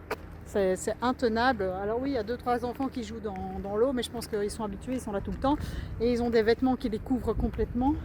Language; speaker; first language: French; native; French